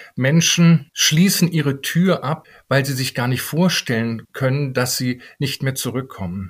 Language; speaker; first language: German; native; German